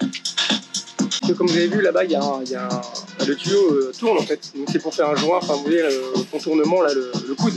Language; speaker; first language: French; native; French